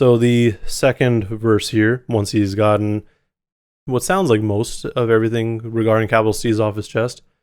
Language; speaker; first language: English; native; English